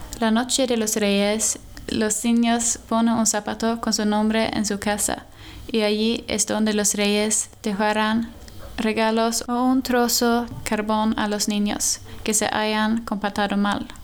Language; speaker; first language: Spanish; non-native, learner; Swedish